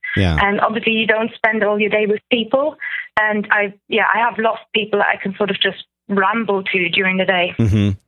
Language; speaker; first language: English; non-native, fluent; German